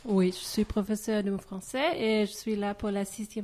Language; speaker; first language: French; non-native, fluent; German